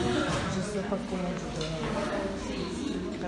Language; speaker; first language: French; non-native, learner; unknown